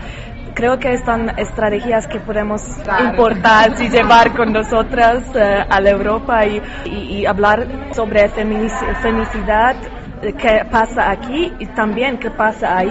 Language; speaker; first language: Spanish; non-native, learner; Polish